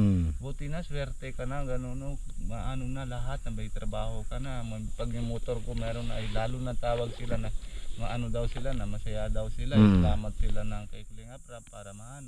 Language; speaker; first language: Filipino; non-native, fluent; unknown